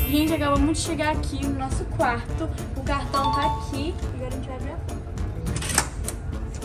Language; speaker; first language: Portuguese; native; Portuguese